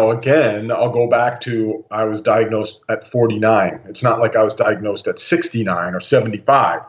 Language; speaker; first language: English; native; English